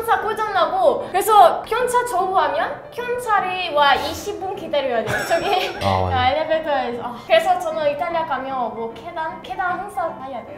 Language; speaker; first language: Korean; non-native, learner; Italian